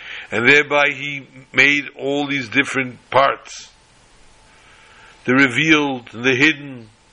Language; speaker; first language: English; native; English